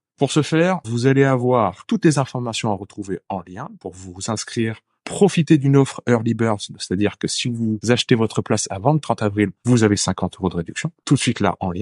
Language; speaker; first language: French; native; French